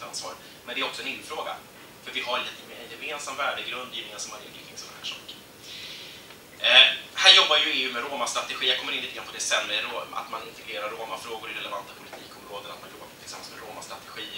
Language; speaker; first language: Swedish; native; Swedish